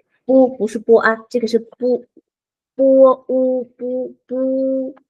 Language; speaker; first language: Chinese; non-native, fluent; Vietnamese